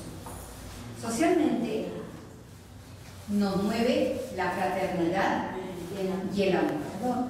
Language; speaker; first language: Spanish; non-native, local second language; Catalan